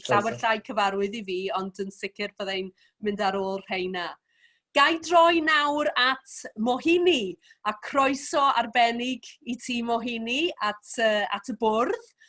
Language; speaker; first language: Welsh; native; Welsh